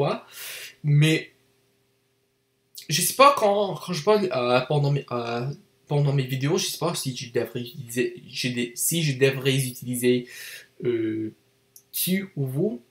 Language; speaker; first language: French; non-native, learner; English